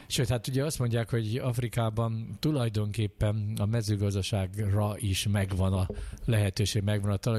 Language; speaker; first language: Hungarian; native; Hungarian